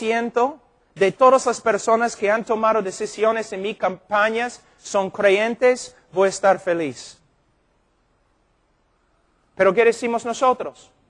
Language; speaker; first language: Spanish; non-native, fluent; English